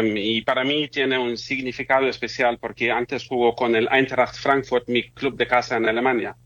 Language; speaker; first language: Spanish; non-native, fluent; German